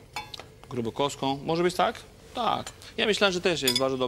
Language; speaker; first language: Polish; non-native, fluent; French